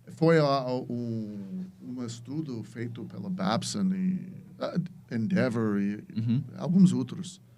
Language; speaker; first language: Portuguese; non-native, fluent; English